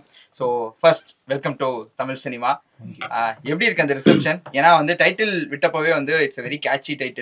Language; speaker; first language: Tamil; native; Tamil